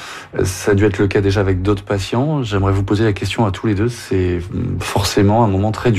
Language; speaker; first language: French; native; French